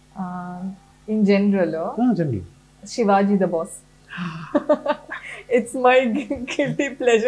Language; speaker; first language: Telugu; non-native, fluent; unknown